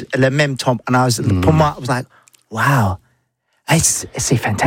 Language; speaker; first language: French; non-native, learner; English